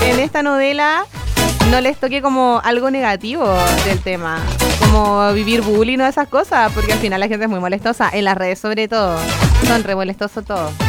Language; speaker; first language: Spanish; native; Spanish